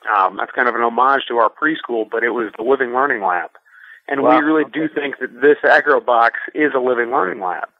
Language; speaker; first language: English; native; English